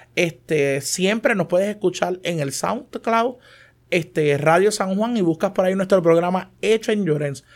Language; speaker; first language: Spanish; native; Spanish